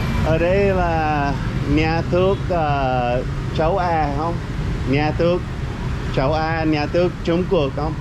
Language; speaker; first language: Vietnamese; non-native, learner; English